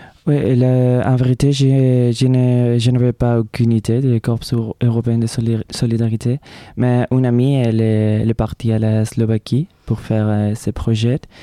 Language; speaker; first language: French; non-native, learner; Spanish